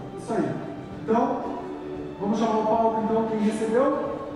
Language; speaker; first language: Portuguese; native; Portuguese